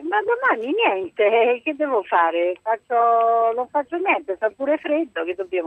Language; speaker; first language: Italian; native; Italian